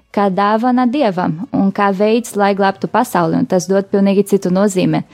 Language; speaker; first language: Latvian; non-native, fluent; Portuguese